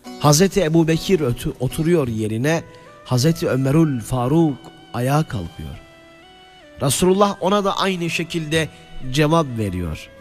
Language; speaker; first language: Turkish; native; Turkish